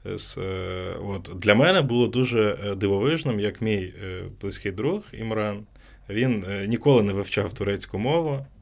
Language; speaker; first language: Ukrainian; non-native, local second language; Crimean Tatar